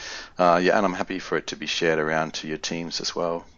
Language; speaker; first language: English; native; English